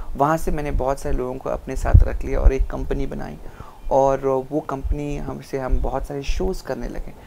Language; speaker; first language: Hindi; non-native, local second language; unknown